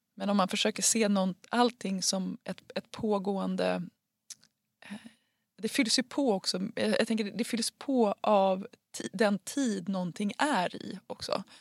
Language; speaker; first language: Swedish; native; Swedish